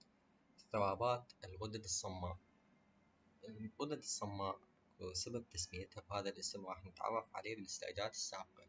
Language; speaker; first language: Arabic; native; Arabic